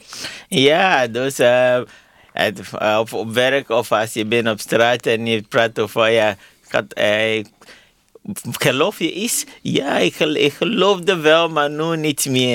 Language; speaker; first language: Dutch; non-native, learner; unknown